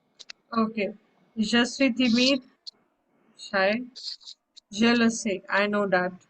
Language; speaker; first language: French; non-native, learner; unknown